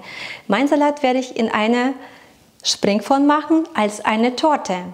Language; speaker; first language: German; non-native, fluent; Russian